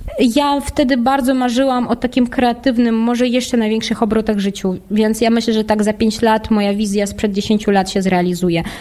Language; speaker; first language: Polish; non-native, fluent; Russian